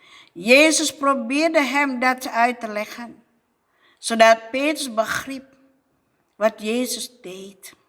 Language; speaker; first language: Dutch; non-native, fluent; Indonesian